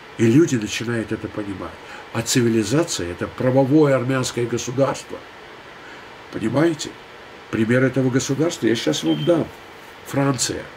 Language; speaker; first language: Russian; non-native, local second language; Armenian